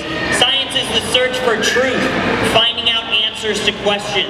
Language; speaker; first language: English; native; English